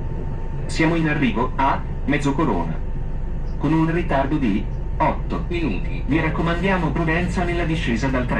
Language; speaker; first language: Italian; native; Italian